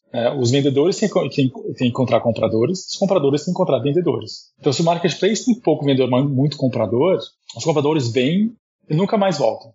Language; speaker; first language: Portuguese; early bilingual, heritage; Portuguese